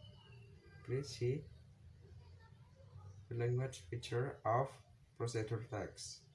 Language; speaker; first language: English; non-native, learner; Indonesian